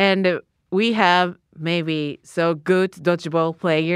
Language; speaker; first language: English; non-native, learner; Japanese